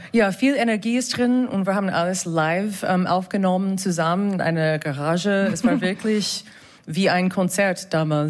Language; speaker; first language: German; non-native, fluent; English